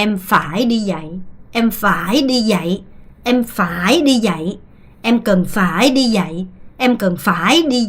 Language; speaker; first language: Vietnamese; non-native, fluent; Korean